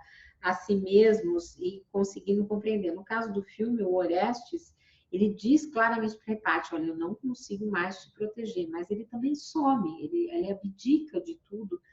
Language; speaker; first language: Portuguese; native; Portuguese